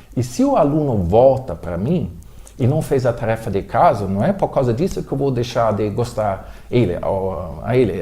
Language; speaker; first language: Portuguese; non-native, fluent; German